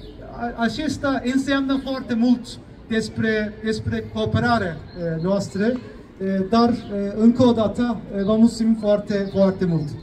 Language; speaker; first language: Romanian; non-native, learner; Turkish